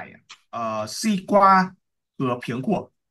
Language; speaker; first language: Chinese; non-native, learner; Vietnamese